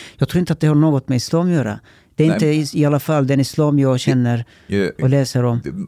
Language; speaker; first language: Swedish; early bilingual, other home language; Turkish